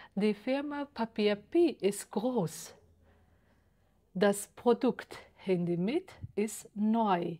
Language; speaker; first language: German; non-native, fluent; Uzbek